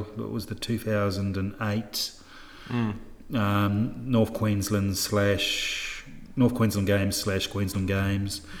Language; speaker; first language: English; native; English